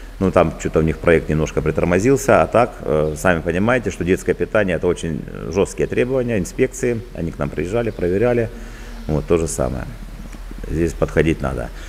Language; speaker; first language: Russian; native; Russian